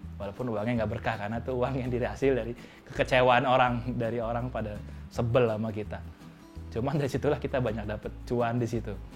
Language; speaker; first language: Indonesian; native; Indonesian